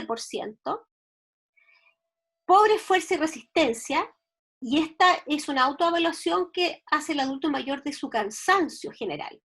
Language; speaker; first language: Spanish; native; Spanish